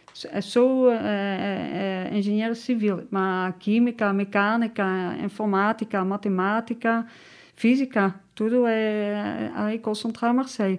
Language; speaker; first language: Portuguese; non-native, learner; Dutch